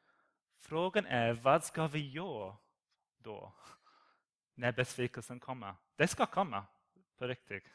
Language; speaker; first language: Swedish; non-native, learner; English